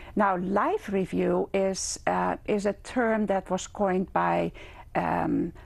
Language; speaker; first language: English; non-native, fluent; Dutch